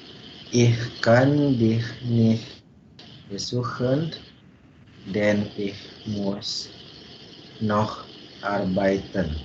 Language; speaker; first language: German; non-native, learner; Indonesian